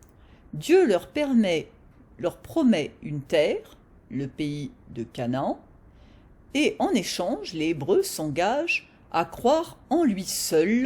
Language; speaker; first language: French; native; French